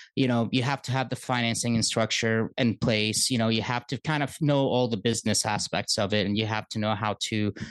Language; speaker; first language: English; early bilingual, other home language; Arabic